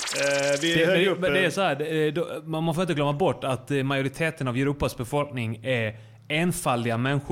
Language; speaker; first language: Swedish; native; Swedish